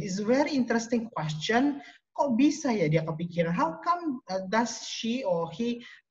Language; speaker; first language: English; non-native, fluent; Indonesian